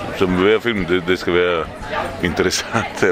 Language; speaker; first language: Danish; non-native, fluent; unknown